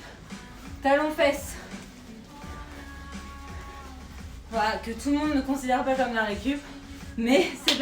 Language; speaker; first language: French; native; French